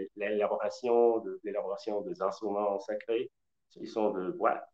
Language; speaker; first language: French; non-native, learner; Spanish